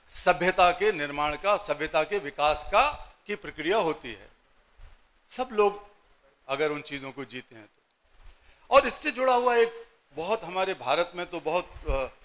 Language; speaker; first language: Hindi; native; Hindi